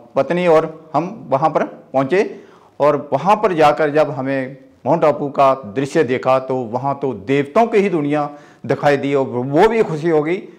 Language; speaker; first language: Hindi; native; Hindi